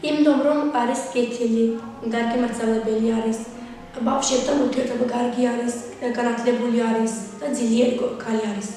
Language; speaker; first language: Georgian; non-native, local second language; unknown